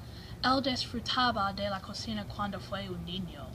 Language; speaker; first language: Spanish; non-native, learner; English